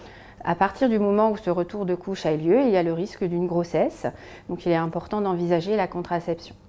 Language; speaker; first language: French; native; French